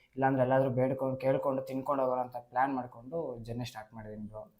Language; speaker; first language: Kannada; native; Kannada